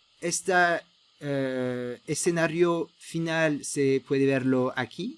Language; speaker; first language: Spanish; non-native, fluent; French